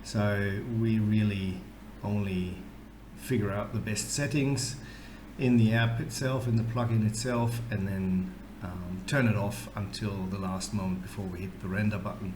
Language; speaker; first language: English; native; English